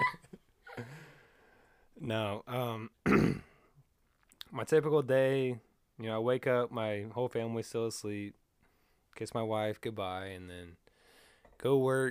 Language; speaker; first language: English; native; English